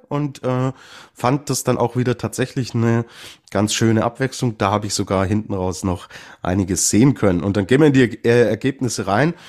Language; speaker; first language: German; native; German